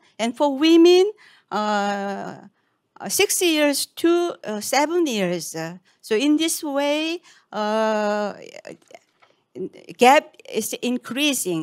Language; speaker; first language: English; non-native, fluent; Korean